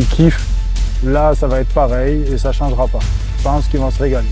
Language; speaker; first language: French; native; French